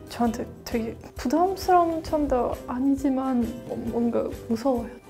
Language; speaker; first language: Korean; non-native, fluent; Russian